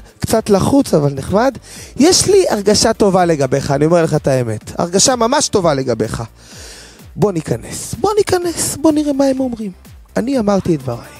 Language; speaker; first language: Hebrew; native; Hebrew